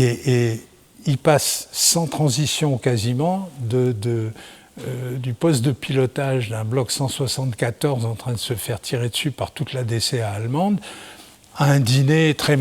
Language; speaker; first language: French; native; French